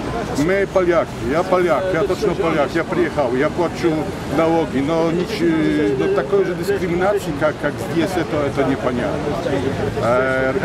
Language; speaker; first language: Russian; non-native, learner; Polish